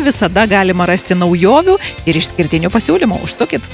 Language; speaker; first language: Lithuanian; native; Lithuanian